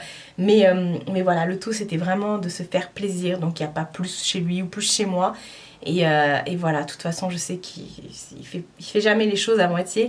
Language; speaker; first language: French; native; French